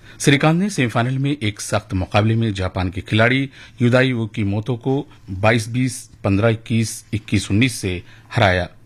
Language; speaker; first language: Urdu; native; Urdu